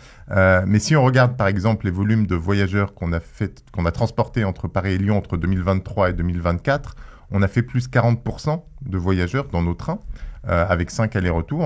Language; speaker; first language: French; native; French